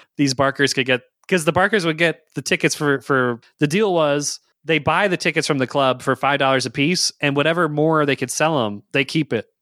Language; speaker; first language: English; native; English